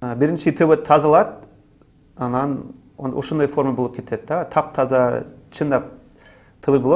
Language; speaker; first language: Kyrgyz; non-native, learner; English